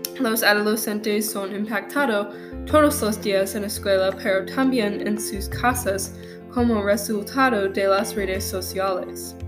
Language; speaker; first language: Spanish; non-native, learner; English